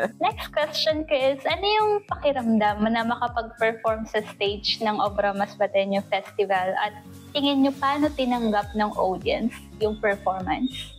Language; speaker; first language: Filipino; non-native, local second language; Masbatenyo